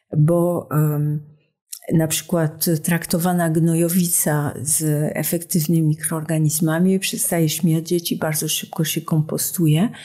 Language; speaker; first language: Polish; non-native, fluent; French